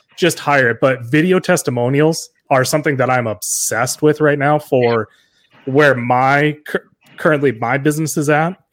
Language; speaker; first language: English; native; English